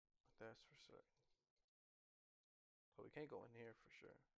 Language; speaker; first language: English; native; English